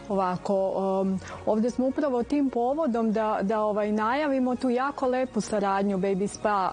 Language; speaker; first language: Serbian; native; Serbian